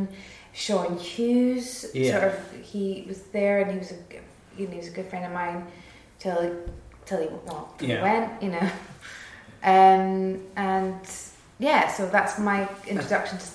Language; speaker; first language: English; native; English